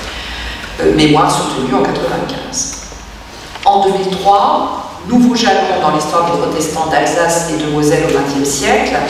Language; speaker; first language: French; native; French